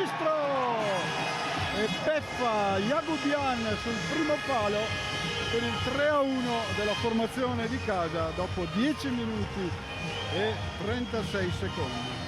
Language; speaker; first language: Italian; native; Italian